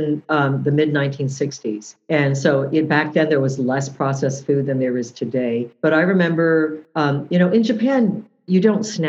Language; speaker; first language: English; early bilingual, other home language; Japanese